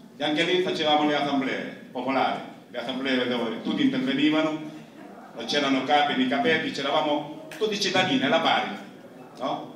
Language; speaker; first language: Italian; non-native, fluent; Spanish